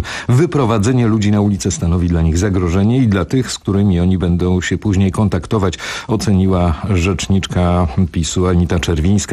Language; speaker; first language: Polish; native; Polish